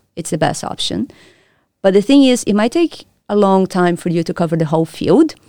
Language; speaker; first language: English; non-native, fluent; Portuguese